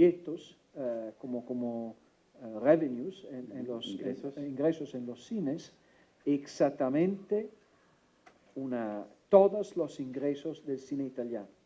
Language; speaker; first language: Spanish; non-native, fluent; Italian